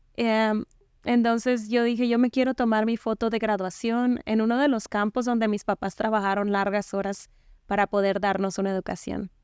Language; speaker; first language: Spanish; non-native, local second language; Mixtepec Mixtec